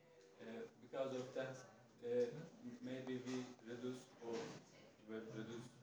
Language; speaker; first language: English; non-native, learner; Turkish